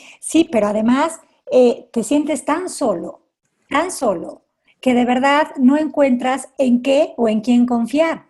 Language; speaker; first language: Spanish; native; Spanish